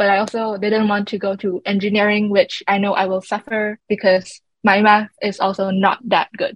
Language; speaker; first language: English; non-native, local second language; Chinese